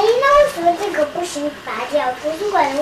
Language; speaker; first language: Chinese; early bilingual, heritage; Chinese